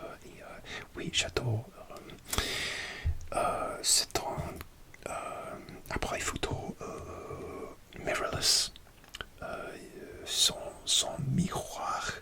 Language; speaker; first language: French; non-native, learner; English